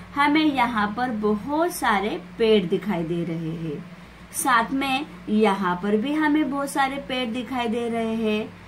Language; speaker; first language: Hindi; non-native, local second language; Marathi